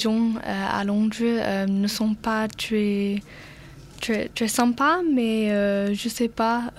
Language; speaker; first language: French; non-native, learner; English